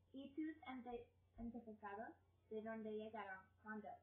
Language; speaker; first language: Spanish; non-native, learner; English